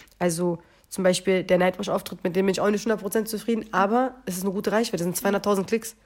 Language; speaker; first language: German; early bilingual, other home language; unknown